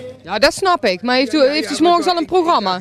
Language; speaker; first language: Dutch; native; Dutch